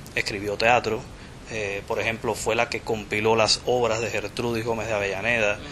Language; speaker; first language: Spanish; native; Spanish